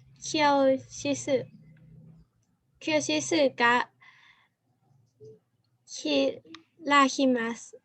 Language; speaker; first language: Japanese; non-native, learner; Thai